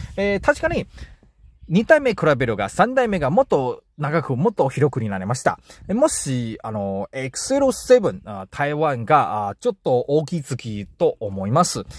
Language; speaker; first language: Japanese; non-native, learner; Chinese